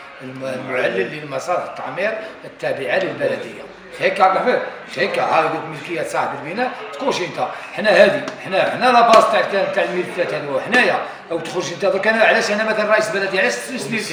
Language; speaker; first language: Arabic; native; Arabic